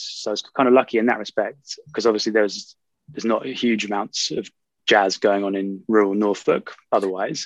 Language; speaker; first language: English; native; English